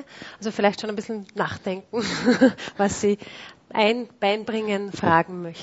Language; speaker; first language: German; native; German